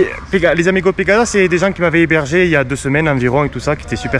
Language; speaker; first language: French; native; French